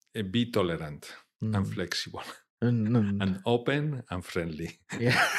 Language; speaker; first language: English; non-native, fluent; Spanish